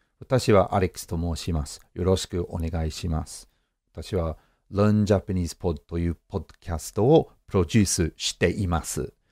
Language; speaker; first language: Japanese; non-native, fluent; English